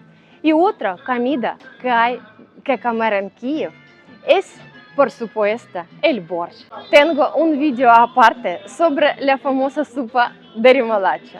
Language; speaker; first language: Spanish; non-native, learner; Ukrainian